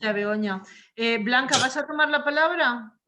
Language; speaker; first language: Spanish; native; Spanish